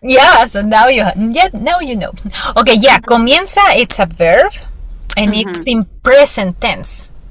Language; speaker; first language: English; non-native, fluent; Spanish